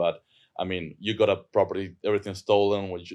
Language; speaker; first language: English; non-native, fluent; Spanish